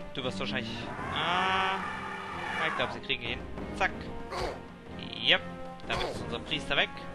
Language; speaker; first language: German; native; German